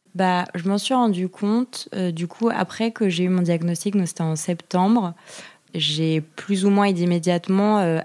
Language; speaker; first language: French; native; French